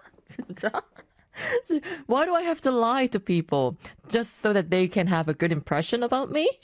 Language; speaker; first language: English; non-native, fluent; Korean